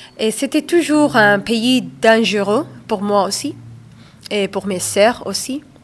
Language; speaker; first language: French; non-native, learner; Somali